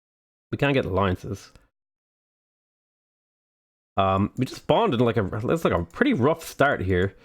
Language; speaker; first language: English; native; English